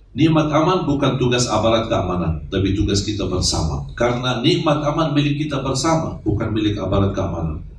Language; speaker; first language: Indonesian; non-native, fluent; Arabic